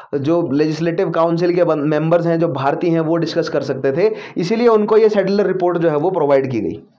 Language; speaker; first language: Hindi; native; Hindi